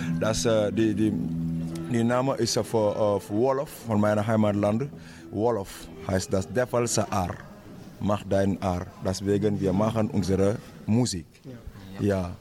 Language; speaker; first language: German; non-native, learner; Wolof